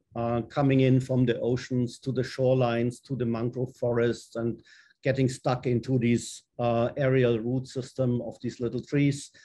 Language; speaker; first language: English; non-native, fluent; German